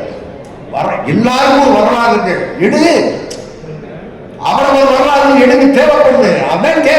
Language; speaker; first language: Tamil; native; Tamil